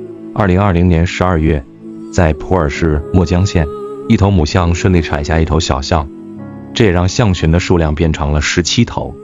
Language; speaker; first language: Chinese; native; Chinese